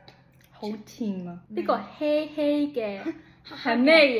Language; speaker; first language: Cantonese; early bilingual, heritage; Cantonese